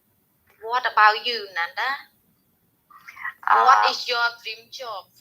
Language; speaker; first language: English; non-native, learner; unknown